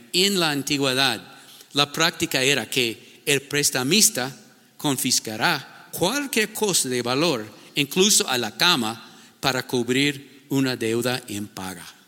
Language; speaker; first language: Spanish; non-native, fluent; English